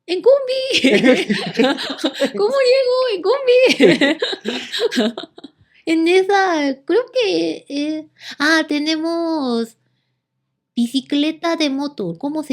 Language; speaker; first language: Spanish; non-native, learner; Korean